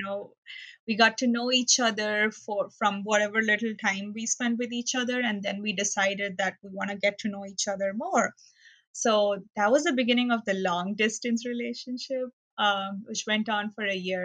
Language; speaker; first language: English; non-native, local second language; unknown